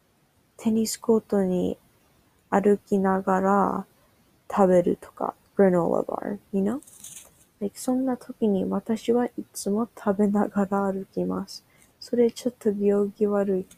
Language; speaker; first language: Japanese; non-native, learner; English